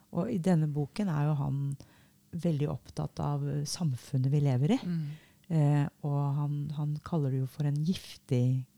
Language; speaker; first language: Norwegian; native; Norwegian